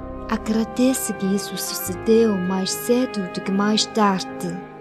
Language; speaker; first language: Portuguese; non-native, learner; Chinese